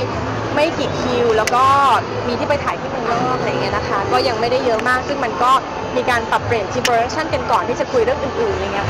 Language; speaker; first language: Thai; native; Thai